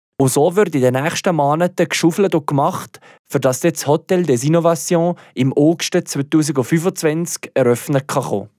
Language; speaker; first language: German; native; German